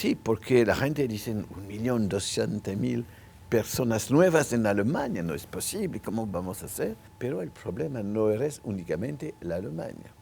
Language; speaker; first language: Spanish; non-native, local second language; French